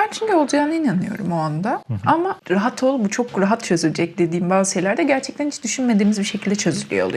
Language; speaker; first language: Turkish; native; Turkish